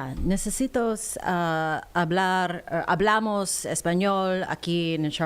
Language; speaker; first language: Spanish; non-native, learner; English